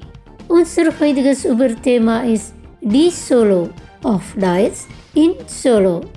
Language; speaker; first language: German; non-native, fluent; Indonesian